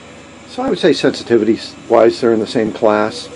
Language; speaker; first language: English; native; English